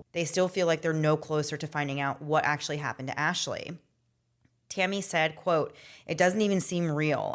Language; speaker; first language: English; native; English